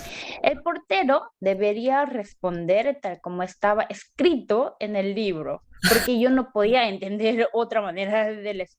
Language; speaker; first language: Spanish; non-native, learner; Korean